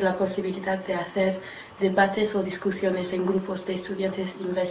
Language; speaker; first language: Spanish; non-native, learner; English